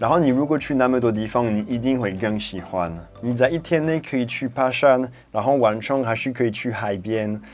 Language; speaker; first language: Chinese; non-native, fluent; French